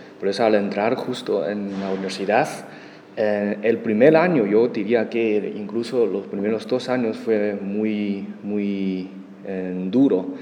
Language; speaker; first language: Spanish; non-native, fluent; Chinese